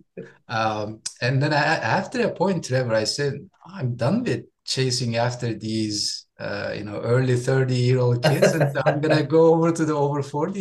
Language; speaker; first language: English; non-native, fluent; Turkish